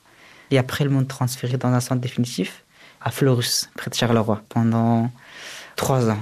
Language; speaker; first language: French; early bilingual, other home language; Persian